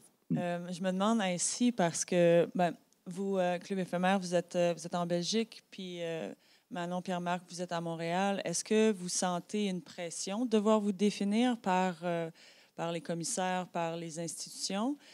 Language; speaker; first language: French; native; French